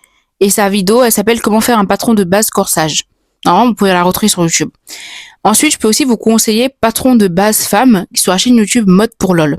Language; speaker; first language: French; native; French